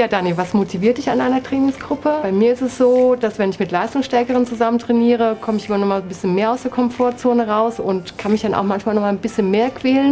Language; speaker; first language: German; native; German